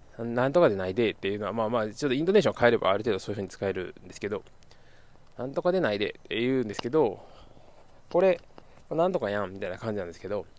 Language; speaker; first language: Japanese; native; Japanese